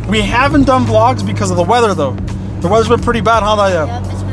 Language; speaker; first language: English; native; English